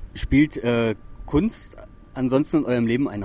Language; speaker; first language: German; native; German